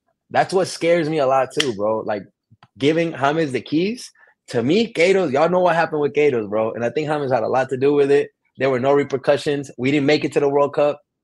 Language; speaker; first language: English; early bilingual, other home language; Spanish